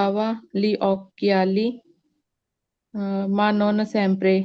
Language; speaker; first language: Italian; non-native, learner; Punjabi